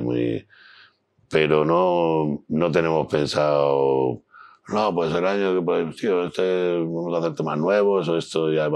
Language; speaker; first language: Spanish; native; Spanish